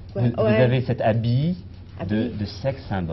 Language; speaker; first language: French; native; French